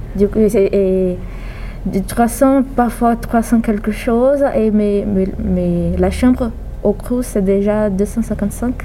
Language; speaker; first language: French; non-native, fluent; Portuguese